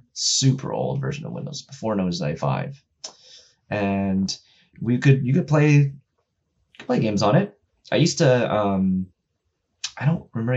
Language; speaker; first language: English; native; English